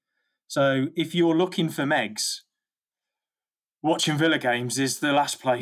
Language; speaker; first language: English; native; English